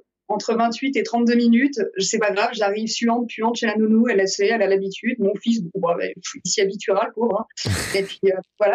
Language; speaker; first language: French; native; French